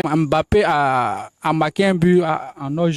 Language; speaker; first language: French; non-native, local second language; Wolof